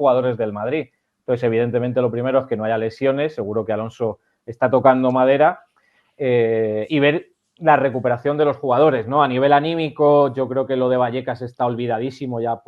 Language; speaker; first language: Spanish; native; Spanish